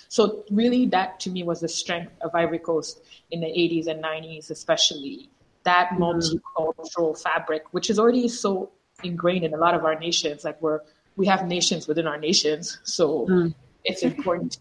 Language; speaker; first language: English; non-native, fluent; French